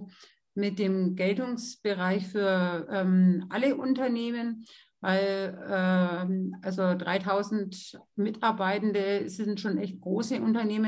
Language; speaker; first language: German; native; German